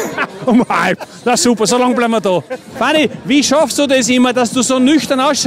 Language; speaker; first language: German; native; German